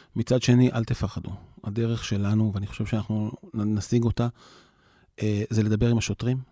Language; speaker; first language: Hebrew; native; Hebrew